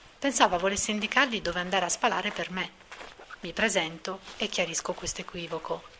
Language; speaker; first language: Italian; native; Italian